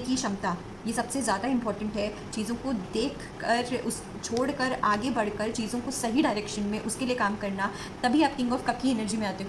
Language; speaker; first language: Hindi; native; Hindi